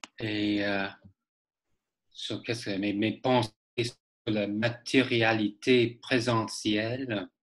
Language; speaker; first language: French; non-native, fluent; English